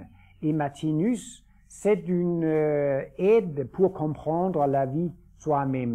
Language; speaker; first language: French; non-native, fluent; Danish